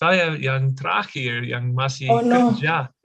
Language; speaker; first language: Indonesian; non-native, fluent; English